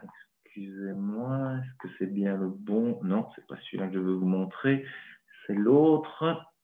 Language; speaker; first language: French; native; French